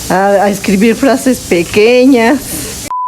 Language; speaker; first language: Spanish; native; Spanish